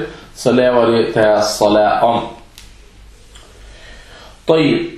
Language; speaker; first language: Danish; early bilingual, other home language; Arabic